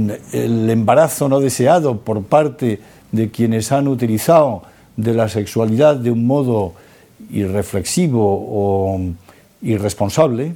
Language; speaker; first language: Spanish; native; Spanish